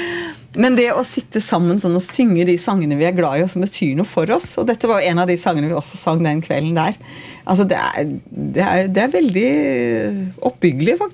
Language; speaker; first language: Norwegian; native; Norwegian